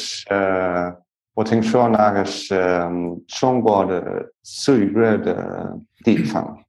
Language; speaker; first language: Chinese; non-native, learner; English